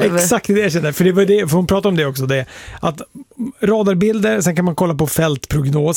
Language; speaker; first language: Swedish; native; Swedish